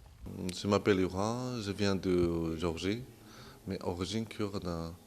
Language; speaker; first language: French; non-native, local second language; Kurdish